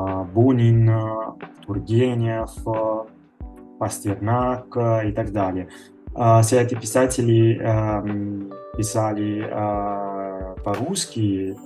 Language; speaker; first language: Russian; non-native, fluent; Italian